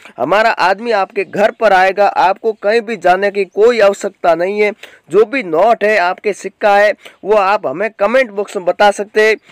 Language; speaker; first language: Hindi; native; Hindi